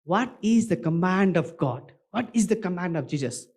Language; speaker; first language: English; non-native, local second language; Nepali